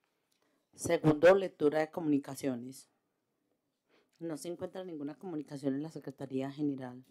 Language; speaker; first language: Spanish; native; Spanish